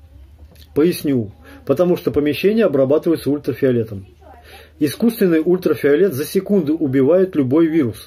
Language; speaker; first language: Russian; native; Russian